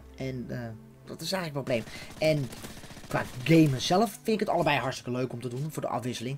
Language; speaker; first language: Dutch; native; Dutch